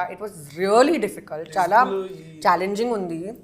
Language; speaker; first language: Telugu; non-native, local second language; Hindi